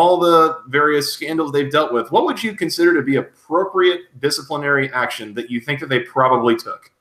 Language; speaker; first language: English; native; English